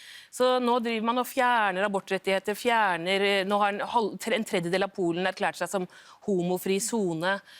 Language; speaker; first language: Norwegian; native; Norwegian